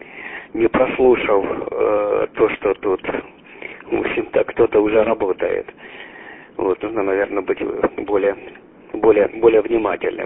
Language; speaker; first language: Russian; native; Russian